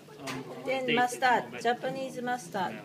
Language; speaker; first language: English; non-native, learner; Japanese